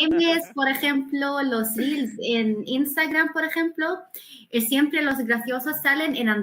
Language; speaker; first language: Spanish; non-native, fluent; Arabic